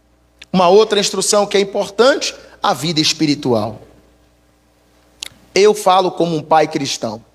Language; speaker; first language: Portuguese; native; Portuguese